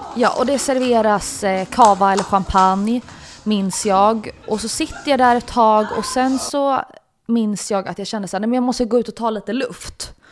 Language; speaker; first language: Swedish; native; Swedish